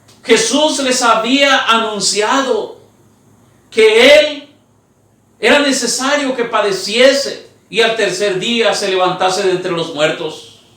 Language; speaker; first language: Spanish; native; Spanish